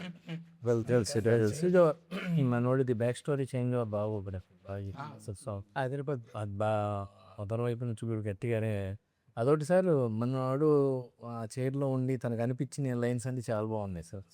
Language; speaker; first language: Telugu; native; Telugu